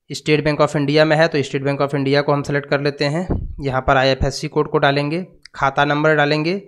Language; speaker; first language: Hindi; native; Hindi